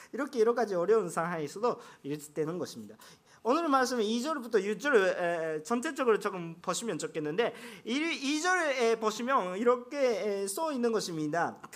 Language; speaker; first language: Korean; non-native, fluent; Japanese